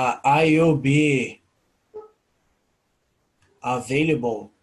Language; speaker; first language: English; non-native, learner; Portuguese